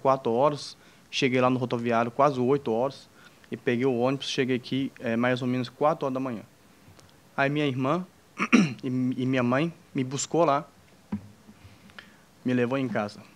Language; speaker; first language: Portuguese; non-native, fluent; Chinese